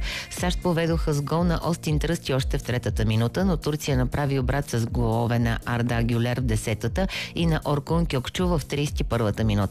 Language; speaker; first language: Bulgarian; native; Bulgarian